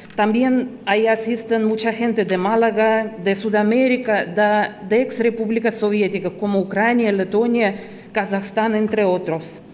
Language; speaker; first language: Spanish; non-native, fluent; Russian